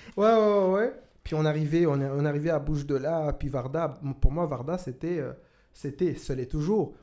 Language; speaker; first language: French; non-native, local second language; Kinyarwanda